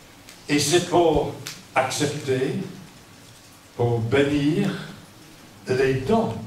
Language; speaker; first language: French; non-native, fluent; English